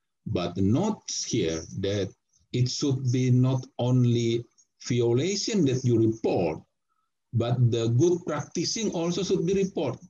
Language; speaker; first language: English; non-native, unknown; Indonesian